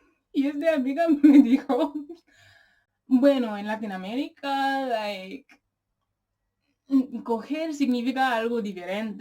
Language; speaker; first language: Spanish; non-native, learner; English